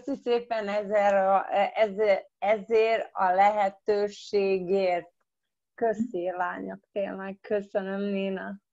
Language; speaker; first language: Hungarian; early bilingual, heritage; Croatian